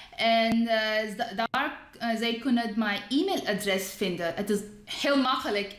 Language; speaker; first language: Dutch; non-native, fluent; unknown